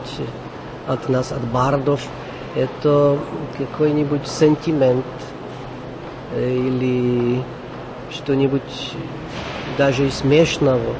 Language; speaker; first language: Russian; non-native, fluent; Czech